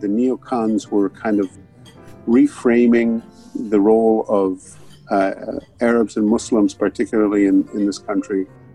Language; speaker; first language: English; early bilingual, other home language; Arabic